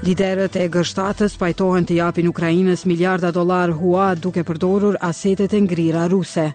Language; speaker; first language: Albanian; native; Albanian